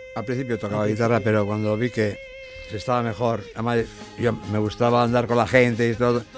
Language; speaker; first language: Spanish; native; Spanish